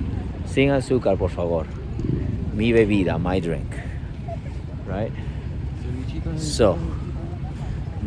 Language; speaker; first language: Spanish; early bilingual, heritage; Spanish